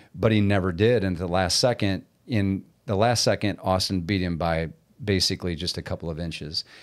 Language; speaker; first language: English; native; English